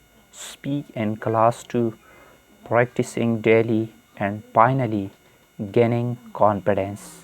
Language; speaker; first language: English; non-native, fluent; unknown